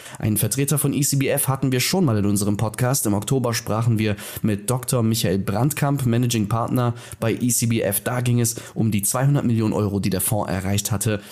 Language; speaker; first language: German; native; German